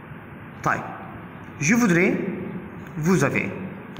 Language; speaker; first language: French; non-native, fluent; Arabic